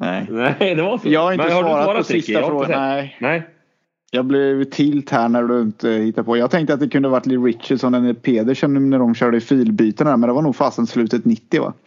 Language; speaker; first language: Swedish; native; Swedish